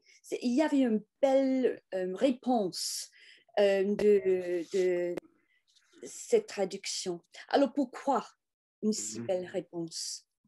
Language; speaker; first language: French; non-native, fluent; English